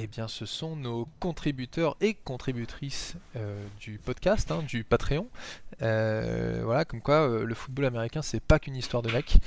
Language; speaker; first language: French; native; French